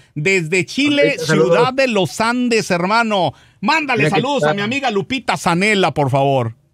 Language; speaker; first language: Spanish; native; Spanish